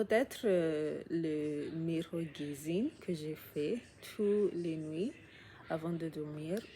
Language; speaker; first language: French; non-native, learner; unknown